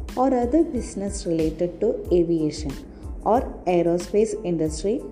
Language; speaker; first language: English; non-native, local second language; Malayalam